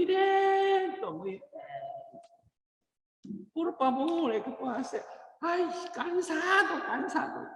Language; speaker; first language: Spanish; non-native, learner; Korean